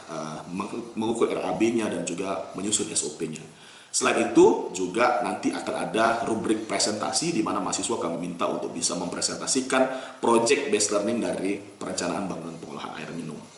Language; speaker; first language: Indonesian; native; Indonesian